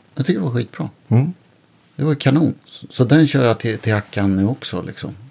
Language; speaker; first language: Swedish; native; Swedish